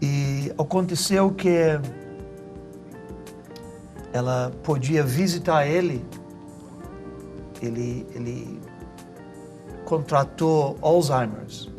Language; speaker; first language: Portuguese; non-native, learner; English